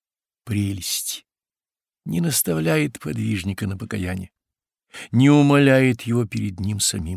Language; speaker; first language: Russian; native; Russian